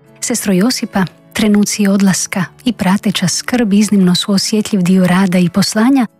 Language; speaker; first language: Croatian; native; Croatian